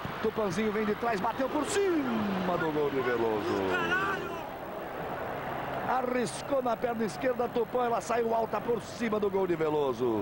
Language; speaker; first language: Portuguese; native; Portuguese